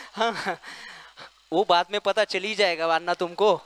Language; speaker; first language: Hindi; non-native, local second language; Marathi